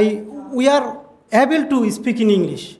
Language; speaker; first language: English; non-native, learner; Bangla